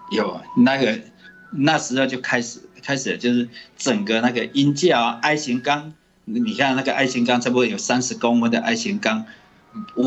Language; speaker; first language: Chinese; native; Chinese